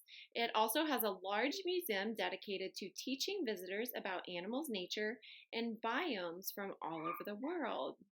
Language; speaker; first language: English; native; English